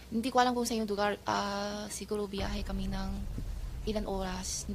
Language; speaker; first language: Filipino; non-native, learner; Chinese